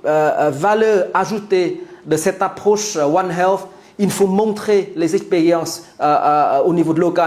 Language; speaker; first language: French; non-native, fluent; Vietnamese